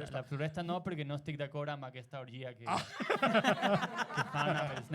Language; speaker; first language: Catalan; non-native, learner; Spanish